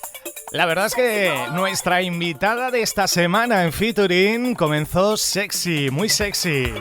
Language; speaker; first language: Spanish; native; Spanish